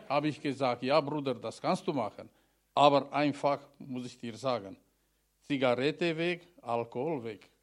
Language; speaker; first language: German; non-native, learner; Romanian